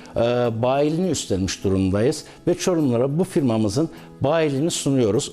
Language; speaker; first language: Turkish; native; Turkish